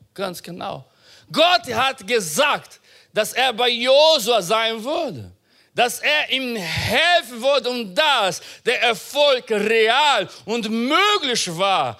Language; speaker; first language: German; non-native, fluent; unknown